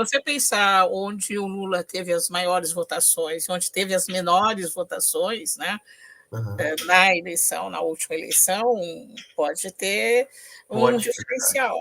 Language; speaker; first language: Portuguese; native; Portuguese